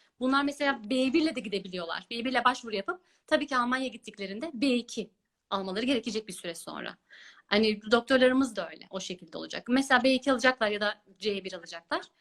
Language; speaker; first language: Turkish; early bilingual, heritage; Turkish